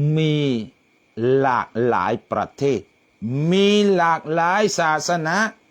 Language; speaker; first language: Thai; non-native, local second language; Malay